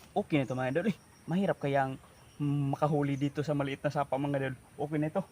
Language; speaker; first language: Filipino; non-native, local second language; Cebuano